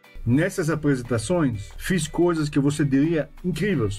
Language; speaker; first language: Portuguese; non-native, fluent; Hebrew